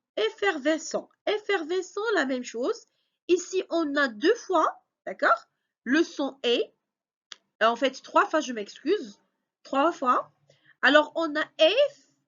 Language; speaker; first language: French; non-native, local second language; Arabic